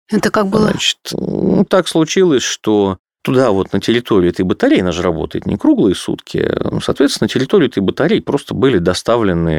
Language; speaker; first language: Russian; native; Russian